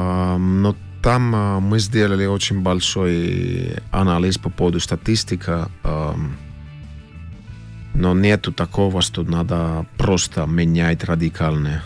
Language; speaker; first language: Russian; non-native, fluent; Finnish